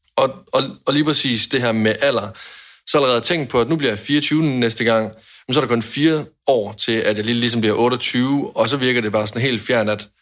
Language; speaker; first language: Danish; native; Danish